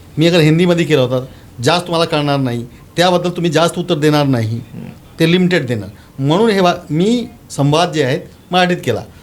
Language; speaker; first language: Marathi; non-native, local second language; Hindi